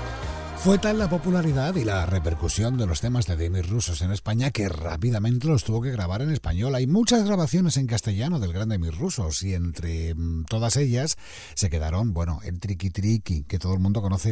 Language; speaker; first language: Spanish; native; Spanish